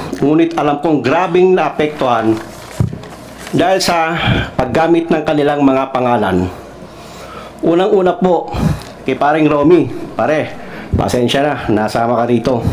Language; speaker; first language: Filipino; non-native, local second language; Cebuano